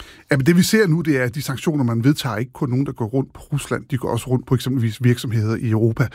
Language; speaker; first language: Danish; native; Danish